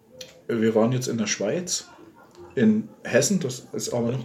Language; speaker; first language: German; native; German